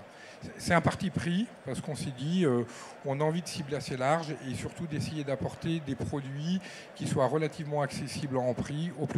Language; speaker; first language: French; native; French